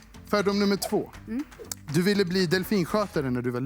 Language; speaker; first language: Swedish; native; Swedish